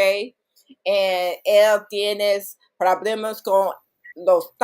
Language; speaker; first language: Spanish; non-native, learner; English